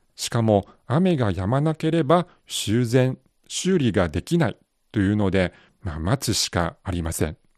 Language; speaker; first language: Japanese; non-native, fluent; Chinese